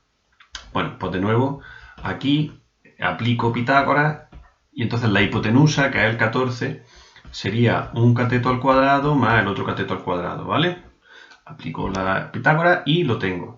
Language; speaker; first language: Spanish; native; Spanish